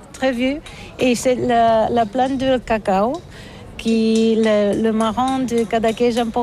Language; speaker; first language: French; non-native, learner; Catalan